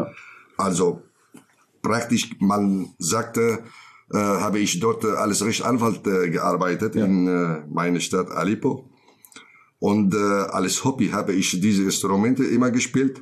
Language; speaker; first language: German; non-native, learner; Kurdish